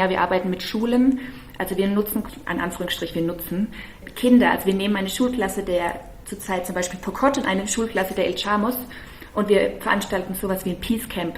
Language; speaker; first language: German; native; German